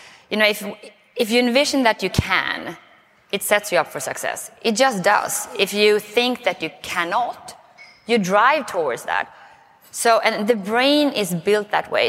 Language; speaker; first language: English; non-native, fluent; Swedish